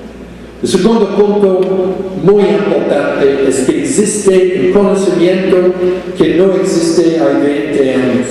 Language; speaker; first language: Spanish; non-native, fluent; English